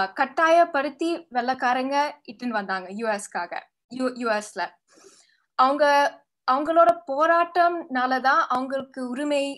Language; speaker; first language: Tamil; early bilingual, heritage; Tamil